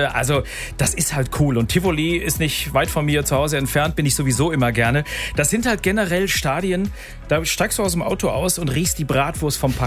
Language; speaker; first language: German; native; German